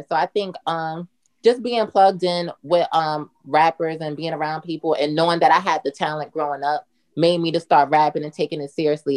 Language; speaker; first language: English; native; English